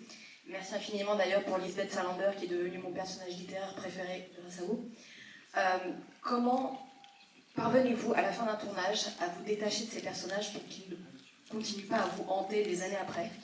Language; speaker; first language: French; native; French